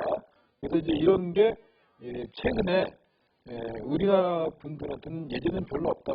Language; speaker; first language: Korean; native; Korean